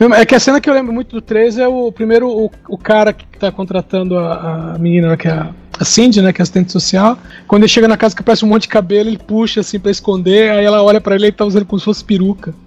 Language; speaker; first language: Portuguese; native; Portuguese